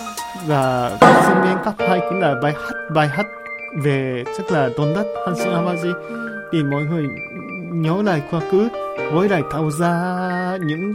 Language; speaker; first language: Vietnamese; non-native, learner; Japanese